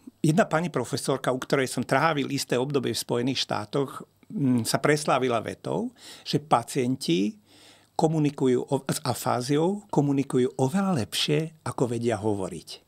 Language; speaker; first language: Slovak; non-native, local second language; Hungarian